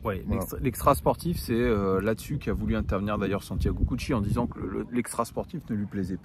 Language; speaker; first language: French; native; French